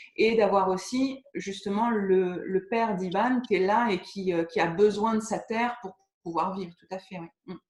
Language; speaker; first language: French; native; French